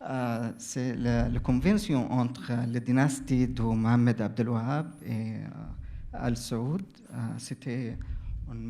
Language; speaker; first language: French; non-native, learner; Arabic